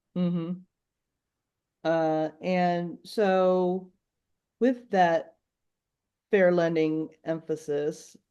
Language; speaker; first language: English; native; English